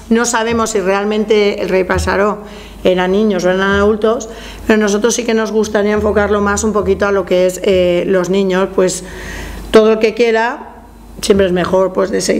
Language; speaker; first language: Spanish; native; Spanish